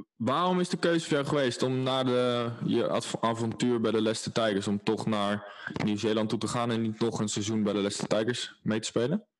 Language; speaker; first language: Dutch; native; Dutch